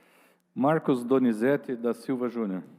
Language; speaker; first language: Portuguese; native; Portuguese